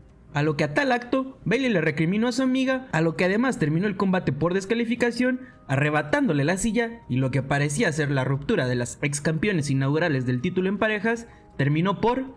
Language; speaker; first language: Spanish; native; Spanish